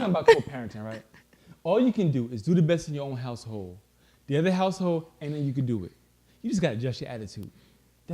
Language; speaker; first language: English; native; English